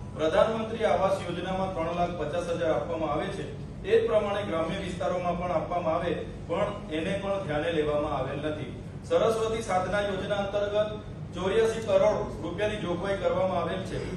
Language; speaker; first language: Gujarati; non-native, local second language; Vasavi